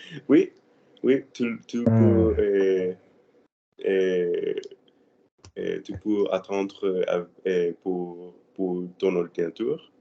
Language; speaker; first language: French; non-native, learner; Spanish